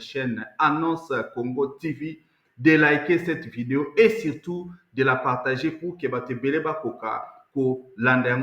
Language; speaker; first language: French; non-native, local second language; Lingala